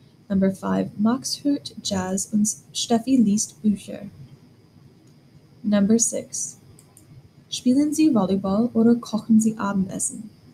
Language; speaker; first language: German; non-native, fluent; English